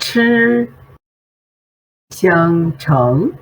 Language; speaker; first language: Chinese; non-native, fluent; Portuguese